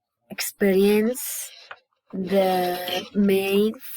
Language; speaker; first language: English; non-native, learner; Spanish